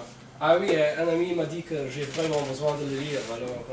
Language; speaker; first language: French; non-native, learner; English